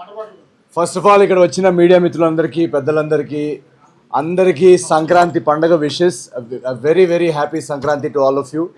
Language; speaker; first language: Telugu; native; Telugu